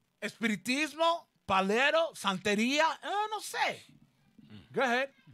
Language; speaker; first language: Portuguese; non-native, learner; Spanish